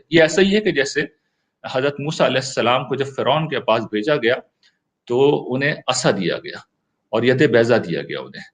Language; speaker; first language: Urdu; native; Urdu